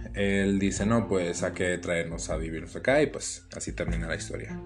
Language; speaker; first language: Spanish; early bilingual, heritage; Spanish